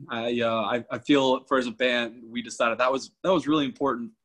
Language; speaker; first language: English; native; English